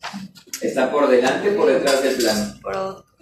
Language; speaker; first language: Spanish; native; Spanish